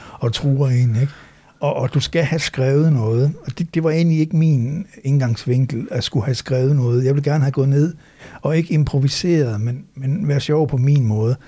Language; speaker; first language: Danish; native; Danish